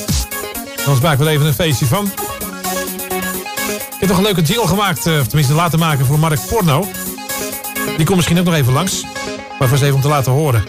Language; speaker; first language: Dutch; native; Dutch